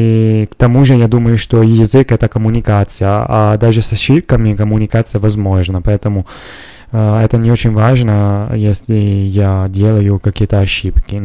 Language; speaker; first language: Russian; non-native, fluent; Italian